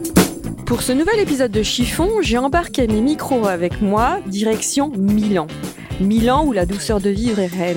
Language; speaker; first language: French; native; French